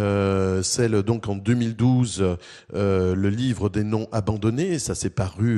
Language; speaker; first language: French; native; French